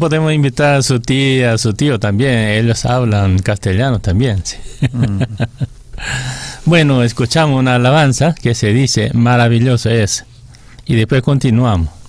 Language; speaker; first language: Spanish; non-native, fluent; Korean